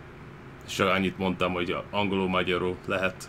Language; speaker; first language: Hungarian; early bilingual, heritage; Hungarian